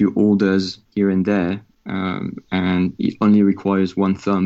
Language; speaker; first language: English; non-native, fluent; French